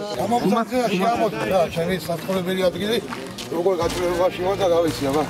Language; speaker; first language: Georgian; native; Georgian